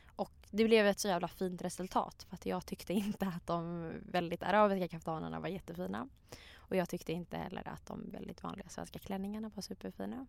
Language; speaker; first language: Swedish; native; Swedish